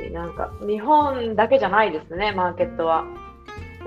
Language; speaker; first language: Japanese; native; Japanese